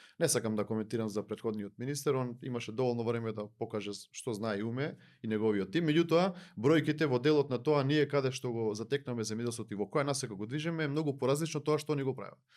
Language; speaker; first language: Macedonian; native; Macedonian